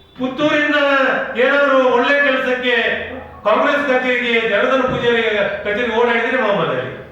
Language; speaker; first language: Kannada; native; Kannada